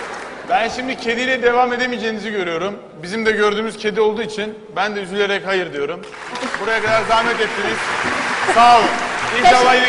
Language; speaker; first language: Turkish; native; Turkish